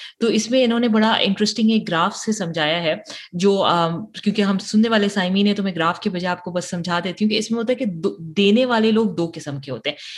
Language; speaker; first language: Urdu; native; Urdu